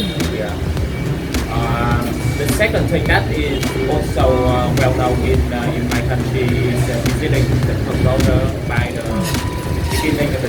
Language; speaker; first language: English; non-native, fluent; Vietnamese